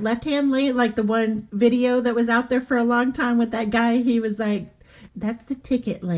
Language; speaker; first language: English; native; English